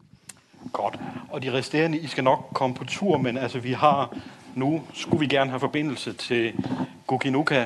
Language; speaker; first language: Danish; native; Danish